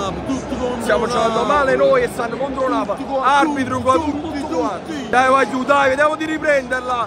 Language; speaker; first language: Italian; native; Italian